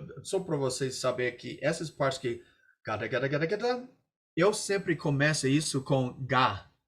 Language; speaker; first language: Portuguese; non-native, fluent; English